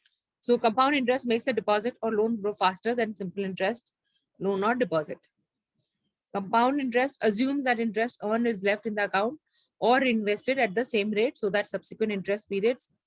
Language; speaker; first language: English; non-native, local second language; Hindi